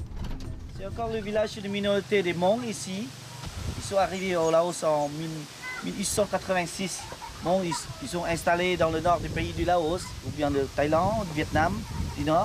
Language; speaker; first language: French; non-native, learner; Lao